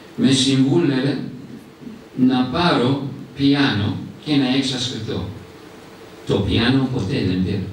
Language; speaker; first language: Greek; non-native, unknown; English